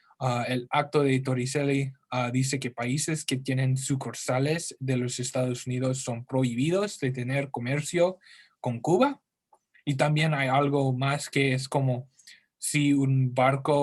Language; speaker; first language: Spanish; non-native, learner; English